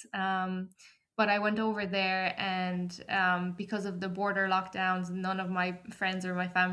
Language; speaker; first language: English; early bilingual, other home language; Polish